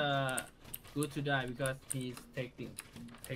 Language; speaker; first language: English; non-native, learner; Thai